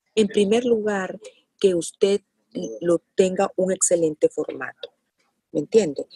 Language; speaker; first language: Spanish; native; Spanish